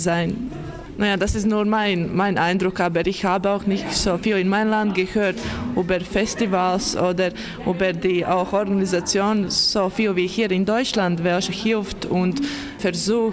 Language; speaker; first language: German; non-native, learner; Latvian